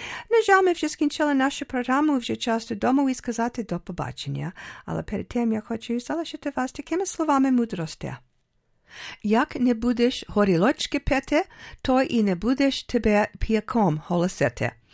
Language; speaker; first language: Ukrainian; early bilingual, other home language; English